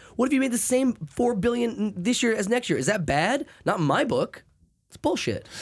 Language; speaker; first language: English; native; English